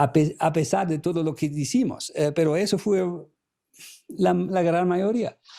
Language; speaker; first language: Spanish; non-native, fluent; German